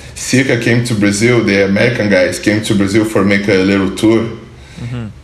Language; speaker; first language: English; non-native, learner; Portuguese